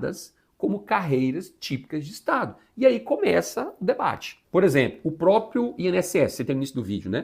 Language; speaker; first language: Portuguese; native; Portuguese